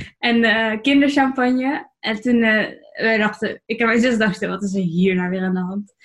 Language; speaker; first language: Dutch; native; Dutch